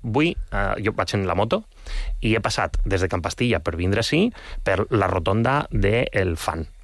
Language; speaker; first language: Catalan; non-native, local second language; Spanish